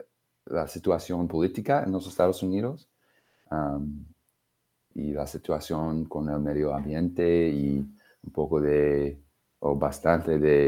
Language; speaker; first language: Spanish; non-native, fluent; English